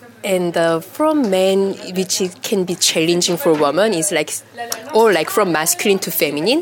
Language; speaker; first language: English; non-native, fluent; Korean